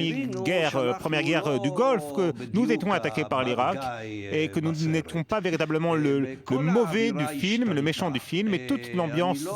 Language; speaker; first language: French; non-native, fluent; Hebrew